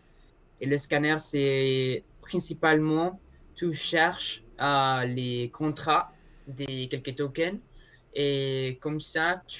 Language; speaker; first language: French; non-native, learner; Spanish